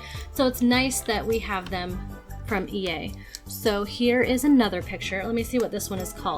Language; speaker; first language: English; native; English